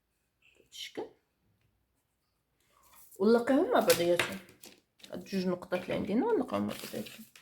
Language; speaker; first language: Arabic; native; Arabic